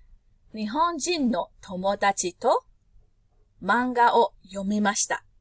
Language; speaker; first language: Japanese; non-native, fluent; English